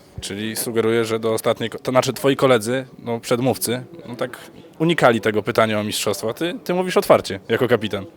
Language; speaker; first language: Polish; native; Polish